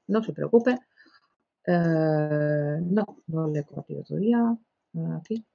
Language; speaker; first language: Spanish; non-native, fluent; Dutch